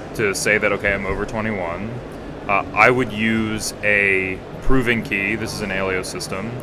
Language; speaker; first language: English; native; English